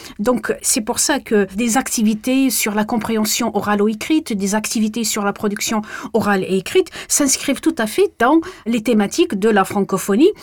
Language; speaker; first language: French; non-native, local second language; Arabic